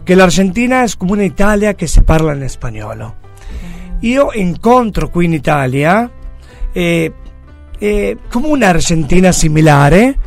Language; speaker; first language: Italian; non-native, fluent; Spanish